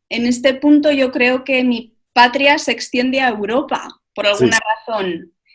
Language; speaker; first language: Spanish; native; Spanish